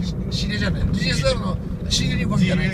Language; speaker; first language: Japanese; native; Japanese